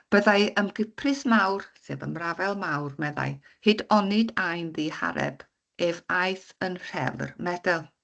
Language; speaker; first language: Welsh; native; Welsh